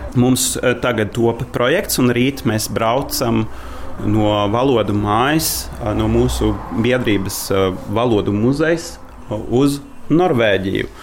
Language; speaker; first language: Latvian; non-native, fluent; Norwegian